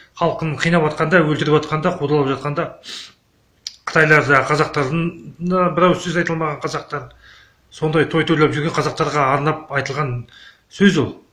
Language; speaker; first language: Kazakh; native; Kazakh